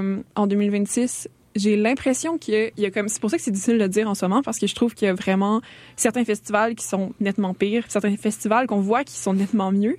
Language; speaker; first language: French; native; French